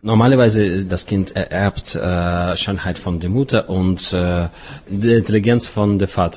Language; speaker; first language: German; non-native, fluent; Russian